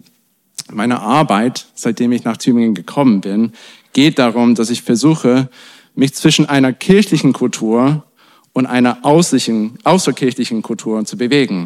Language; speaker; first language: German; non-native, fluent; English